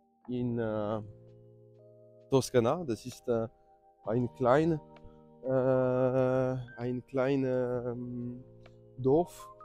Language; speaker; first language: German; non-native, learner; French